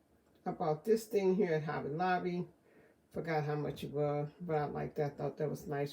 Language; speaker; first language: English; native; English